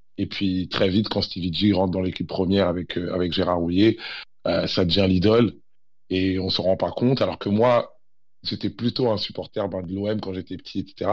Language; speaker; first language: French; early bilingual, other home language; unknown